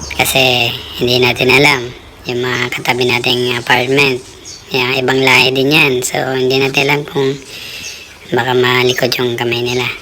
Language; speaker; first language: Filipino; native; Filipino